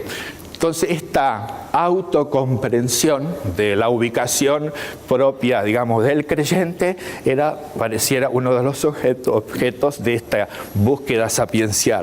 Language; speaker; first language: Spanish; native; Spanish